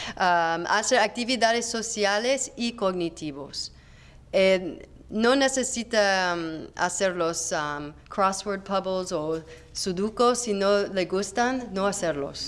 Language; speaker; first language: Spanish; non-native, learner; English